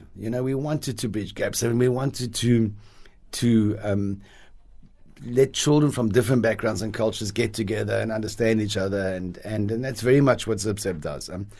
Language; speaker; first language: English; native; English